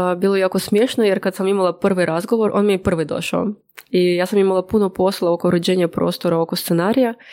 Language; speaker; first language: Croatian; non-native, fluent; Russian